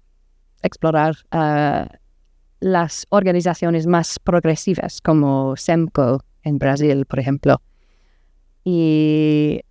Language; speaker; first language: Spanish; non-native, learner; English